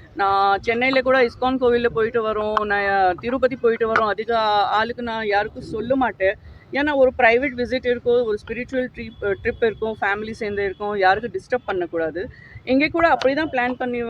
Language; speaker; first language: Tamil; non-native, fluent; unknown